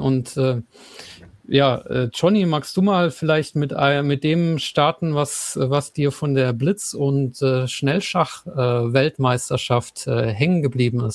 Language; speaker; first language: German; native; German